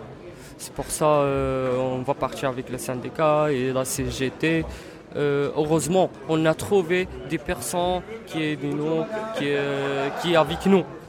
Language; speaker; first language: French; non-native, learner; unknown